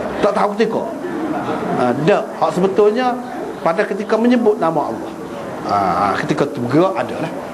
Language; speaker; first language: Malay; native; Malay